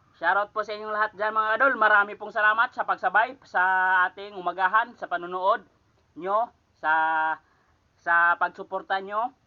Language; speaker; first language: Filipino; non-native, local second language; Cebuano